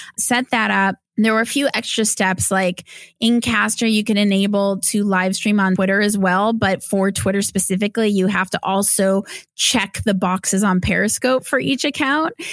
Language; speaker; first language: English; native; English